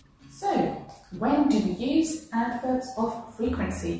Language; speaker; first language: English; non-native, fluent; Spanish